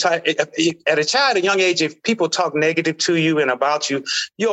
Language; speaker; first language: English; native; English